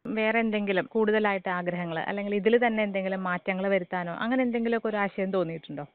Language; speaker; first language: Malayalam; native; Malayalam